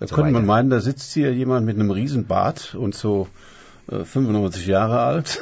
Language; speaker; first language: German; native; German